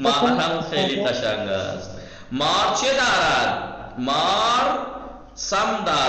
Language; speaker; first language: Persian; non-native, fluent; Urdu